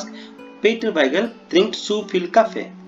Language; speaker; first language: German; non-native, fluent; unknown